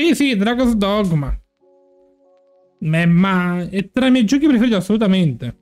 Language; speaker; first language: Italian; native; Italian